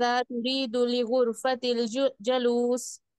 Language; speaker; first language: Arabic; non-native, learner; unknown